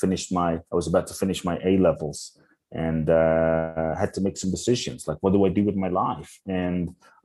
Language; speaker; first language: English; native; English